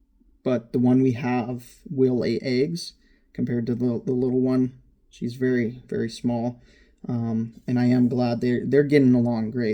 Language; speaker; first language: English; native; English